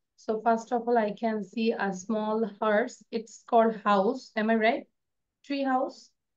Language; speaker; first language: English; non-native, local second language; Bangla